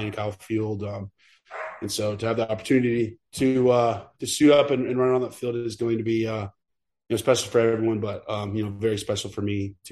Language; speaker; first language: English; native; English